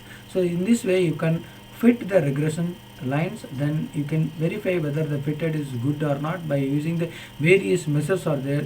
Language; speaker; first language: English; non-native, local second language; Tamil